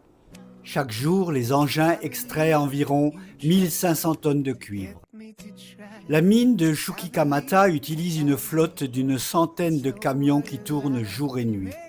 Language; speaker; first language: French; native; French